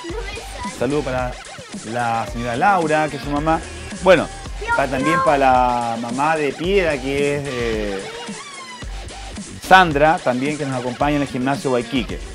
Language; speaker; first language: Spanish; native; Spanish